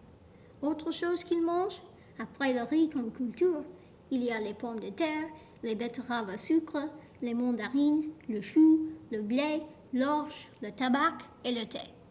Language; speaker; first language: French; non-native, learner; English